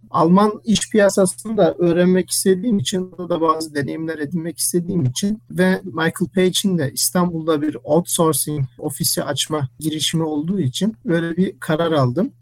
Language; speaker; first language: Turkish; early bilingual, heritage; Turkish